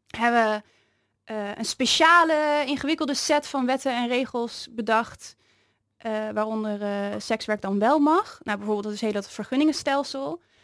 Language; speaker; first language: Dutch; native; Dutch